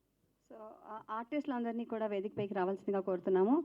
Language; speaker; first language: Telugu; native; Telugu